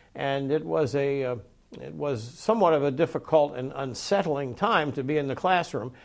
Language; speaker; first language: English; native; English